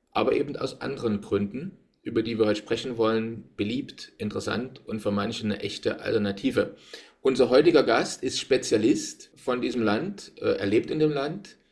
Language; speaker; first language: German; native; German